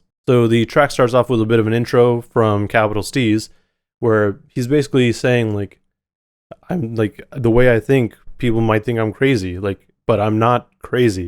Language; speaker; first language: English; native; English